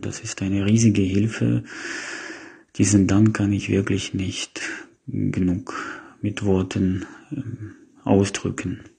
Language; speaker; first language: German; non-native, fluent; Ukrainian